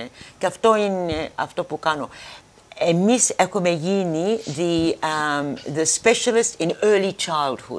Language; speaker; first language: Greek; early bilingual, heritage; Greek